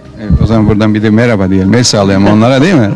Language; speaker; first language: Turkish; native; Turkish